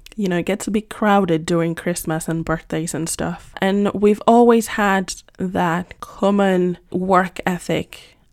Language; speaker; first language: English; non-native, fluent; Spanish